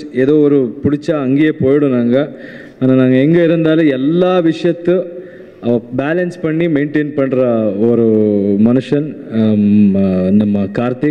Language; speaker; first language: Tamil; non-native, fluent; Kannada